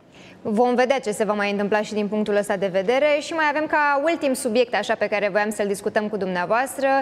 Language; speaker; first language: Romanian; native; Romanian